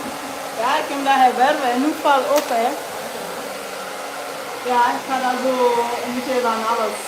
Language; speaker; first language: Dutch; non-native, fluent; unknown